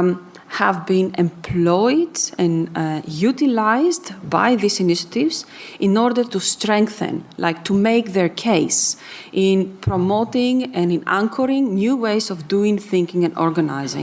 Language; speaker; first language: English; non-native, fluent; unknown